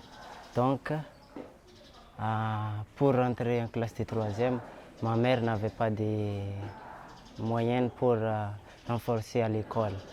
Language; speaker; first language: French; non-native, local second language; Malagasy